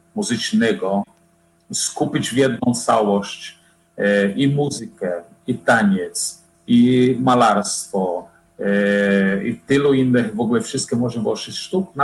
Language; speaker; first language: Polish; non-native, fluent; Portuguese